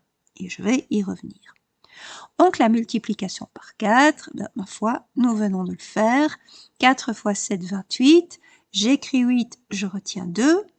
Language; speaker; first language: French; native; French